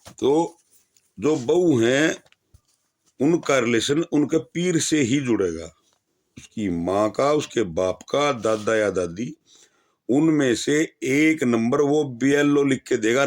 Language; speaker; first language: Hindi; native; Hindi